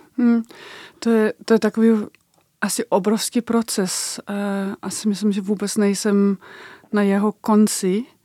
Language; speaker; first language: Czech; non-native, fluent; Danish